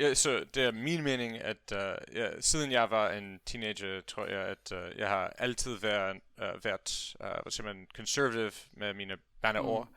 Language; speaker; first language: Danish; non-native, learner; English